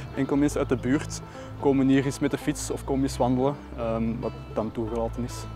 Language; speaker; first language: Dutch; native; Dutch